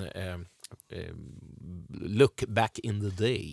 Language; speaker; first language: English; non-native, fluent; Swedish